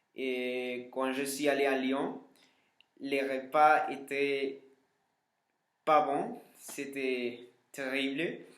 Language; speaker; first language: French; non-native, learner; Spanish